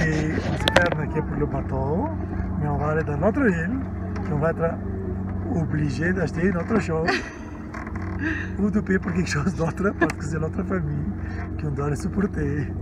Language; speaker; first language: French; non-native, learner; Bulgarian